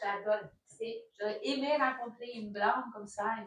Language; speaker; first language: French; native; French